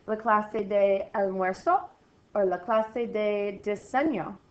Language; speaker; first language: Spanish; non-native, fluent; English